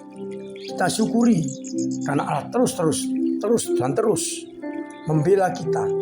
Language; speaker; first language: Indonesian; non-native, local second language; Javanese